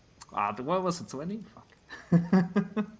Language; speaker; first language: English; native; English